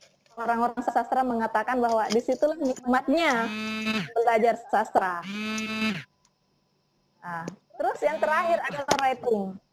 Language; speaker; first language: Indonesian; native; Indonesian